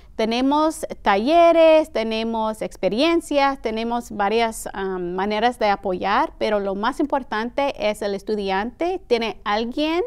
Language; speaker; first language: Spanish; early bilingual, heritage; Spanish